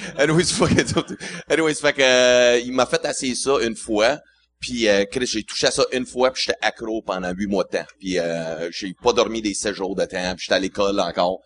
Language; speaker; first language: French; non-native, local second language; English